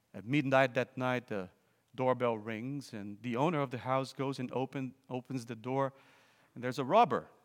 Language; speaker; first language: English; non-native, fluent; Portuguese